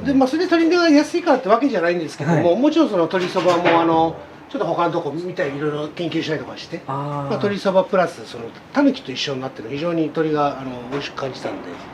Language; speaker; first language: Japanese; native; Japanese